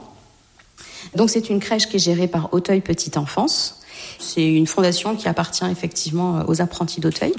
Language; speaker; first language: French; native; French